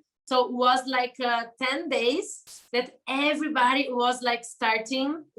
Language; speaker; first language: English; non-native, learner; Portuguese